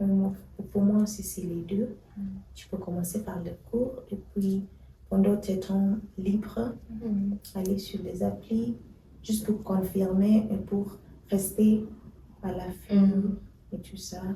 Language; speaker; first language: French; non-native, fluent; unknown